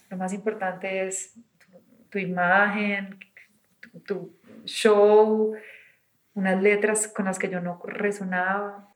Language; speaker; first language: Spanish; native; Spanish